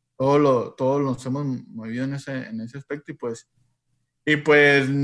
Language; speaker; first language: Spanish; native; Spanish